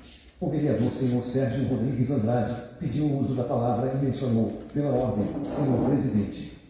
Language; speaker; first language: Portuguese; native; Portuguese